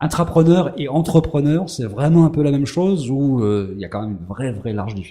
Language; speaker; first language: French; native; French